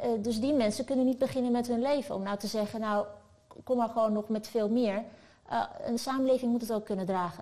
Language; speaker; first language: Dutch; early bilingual, other home language; Turkish